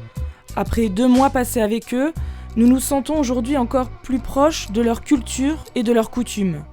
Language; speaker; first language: French; native; French